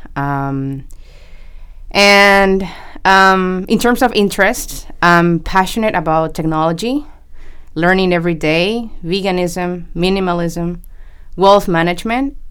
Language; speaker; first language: English; non-native, fluent; Spanish